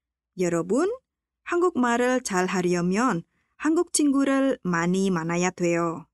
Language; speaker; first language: Korean; non-native, fluent; Indonesian